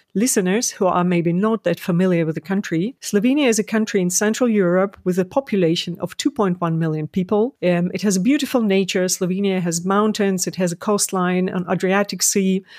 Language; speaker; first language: English; non-native, fluent; Ukrainian